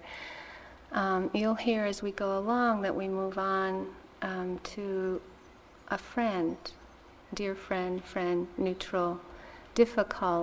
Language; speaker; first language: English; native; English